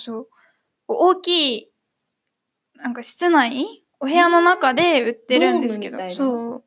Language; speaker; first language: Japanese; native; Japanese